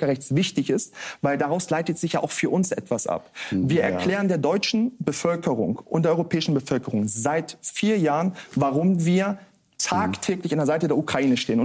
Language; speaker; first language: German; native; German